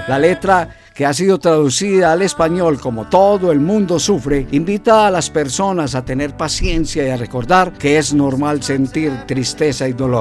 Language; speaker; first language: Spanish; native; Spanish